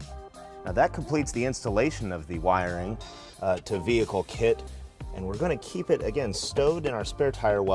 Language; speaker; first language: English; native; English